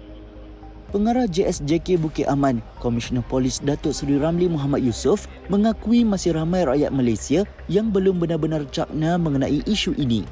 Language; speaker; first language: Malay; native; Malay